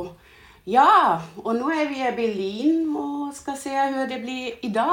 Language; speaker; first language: Swedish; non-native, learner; German